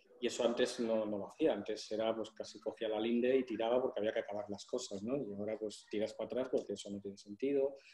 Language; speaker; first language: Spanish; native; Spanish